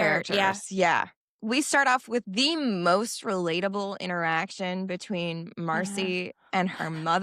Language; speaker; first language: English; native; English